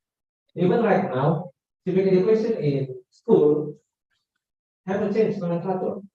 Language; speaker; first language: English; non-native, learner; Indonesian